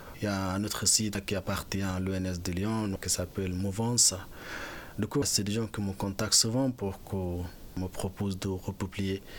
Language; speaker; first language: French; non-native, fluent; Arabic